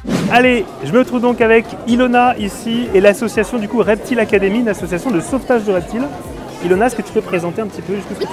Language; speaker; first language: French; native; French